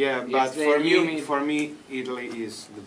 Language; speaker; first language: English; non-native, learner; Italian